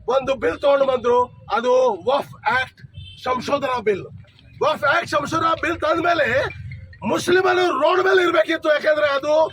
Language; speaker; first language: Kannada; non-native, local second language; Urdu